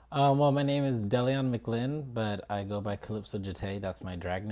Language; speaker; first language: English; native; English